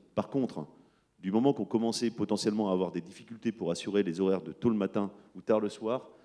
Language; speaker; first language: French; native; French